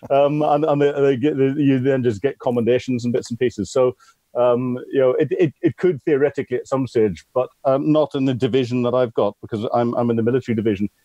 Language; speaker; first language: English; native; English